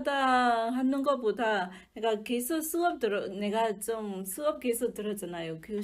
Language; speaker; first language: Korean; non-native, learner; Burmese